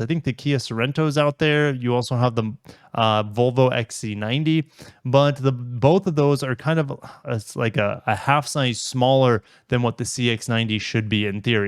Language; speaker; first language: English; native; English